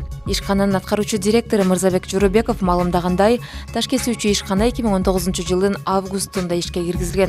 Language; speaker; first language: Kyrgyz; native; Kyrgyz